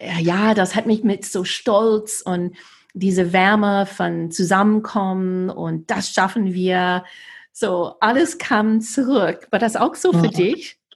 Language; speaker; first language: German; non-native, fluent; English